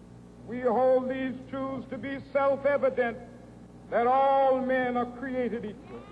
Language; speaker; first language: English; native; English